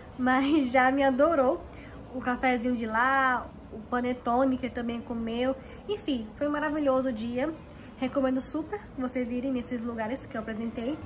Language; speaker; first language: Portuguese; native; Portuguese